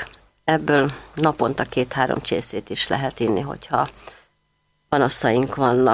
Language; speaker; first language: Hungarian; native; Hungarian